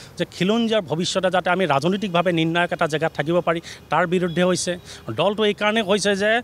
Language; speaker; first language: Assamese; native; Assamese